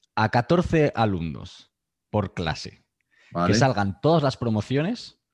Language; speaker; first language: Spanish; native; Spanish